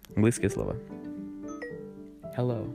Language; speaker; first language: Russian; non-native, learner; English